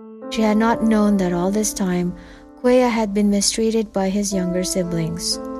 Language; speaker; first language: English; non-native, fluent; Indonesian